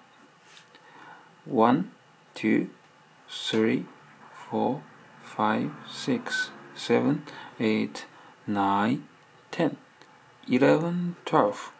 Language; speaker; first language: English; non-native, learner; Chinese